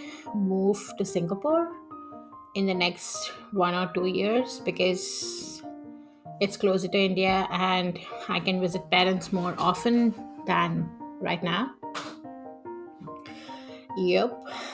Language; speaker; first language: English; non-native, local second language; Telugu